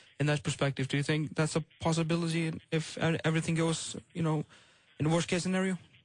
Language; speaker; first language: English; non-native, fluent; Icelandic